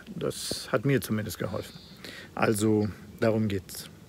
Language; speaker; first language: German; native; German